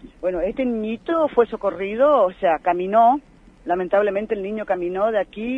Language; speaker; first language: Spanish; native; Spanish